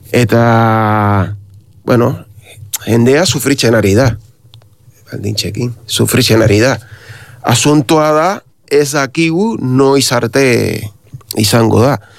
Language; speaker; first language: Basque; non-native, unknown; Spanish